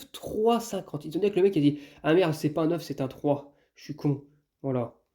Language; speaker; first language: French; native; French